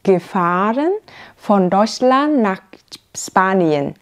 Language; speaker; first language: German; non-native, learner; Vietnamese